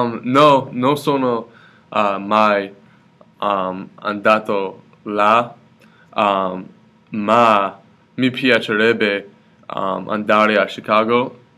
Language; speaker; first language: Italian; non-native, learner; English